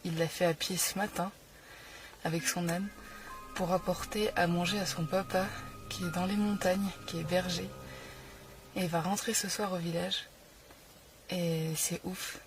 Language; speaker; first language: French; native; French